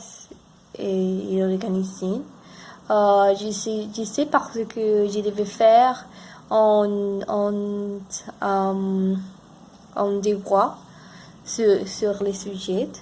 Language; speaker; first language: French; non-native, learner; Spanish